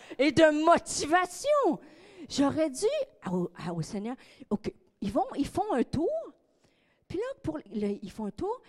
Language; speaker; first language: French; native; French